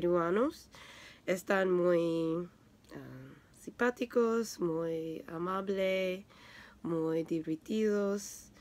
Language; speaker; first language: Spanish; non-native, learner; English